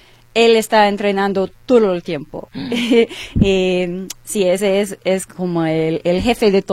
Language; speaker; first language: Spanish; non-native, learner; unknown